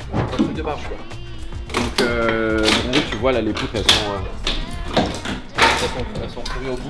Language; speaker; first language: French; native; French